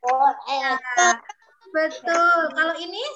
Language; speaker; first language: Indonesian; native; Indonesian